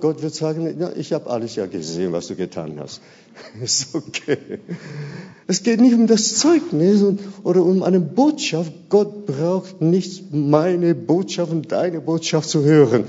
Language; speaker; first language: German; non-native, fluent; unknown